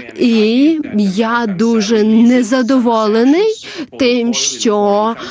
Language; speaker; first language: Ukrainian; non-native, learner; Lithuanian